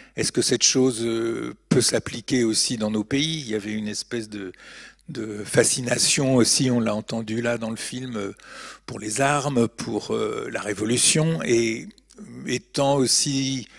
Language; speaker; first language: French; native; French